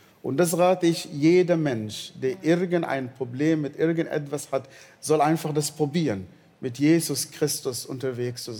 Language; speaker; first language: German; non-native, fluent; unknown